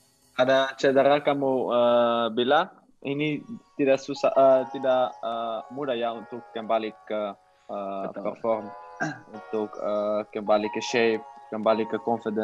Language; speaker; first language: Indonesian; non-native, learner; Dutch